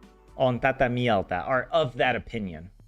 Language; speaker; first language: Finnish; non-native, learner; English